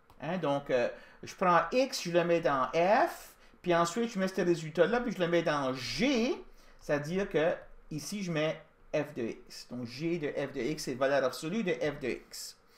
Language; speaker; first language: French; native; French